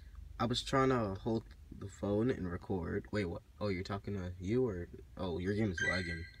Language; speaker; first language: English; native; English